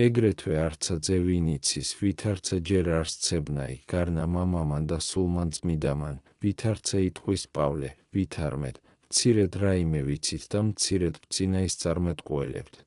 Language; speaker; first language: Georgian; native; Georgian